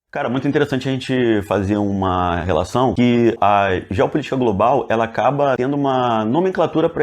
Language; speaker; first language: Portuguese; native; Portuguese